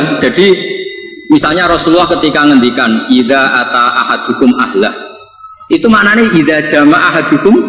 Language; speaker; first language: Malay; non-native, local second language; Javanese